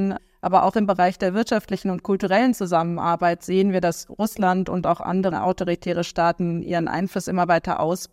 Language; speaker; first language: German; native; German